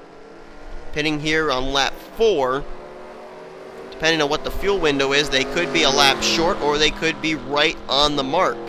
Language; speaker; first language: English; native; English